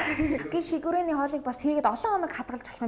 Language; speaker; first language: Mongolian; native; Mongolian